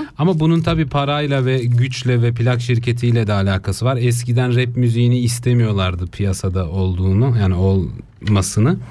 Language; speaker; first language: Turkish; early bilingual, heritage; Turkish